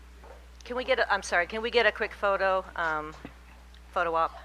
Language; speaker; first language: English; native; English